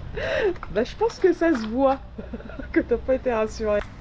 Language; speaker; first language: French; native; French